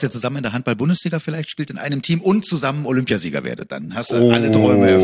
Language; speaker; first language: German; native; German